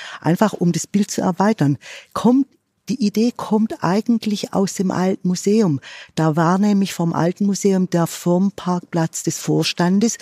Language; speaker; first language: German; native; German